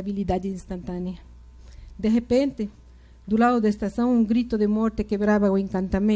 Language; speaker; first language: Portuguese; non-native, fluent; Spanish